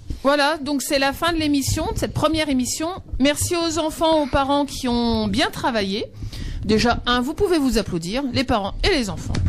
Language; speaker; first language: French; native; French